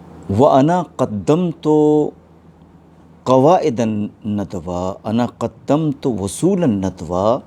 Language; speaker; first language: Arabic; non-native, fluent; Urdu